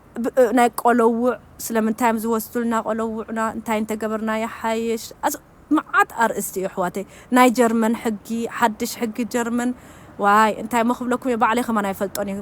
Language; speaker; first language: Tigrinya; early bilingual, heritage; German